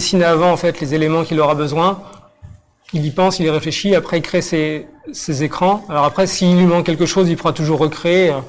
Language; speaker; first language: French; native; French